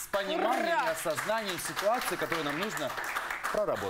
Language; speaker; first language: Russian; native; Russian